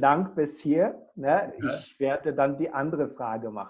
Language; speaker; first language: German; non-native, fluent; Portuguese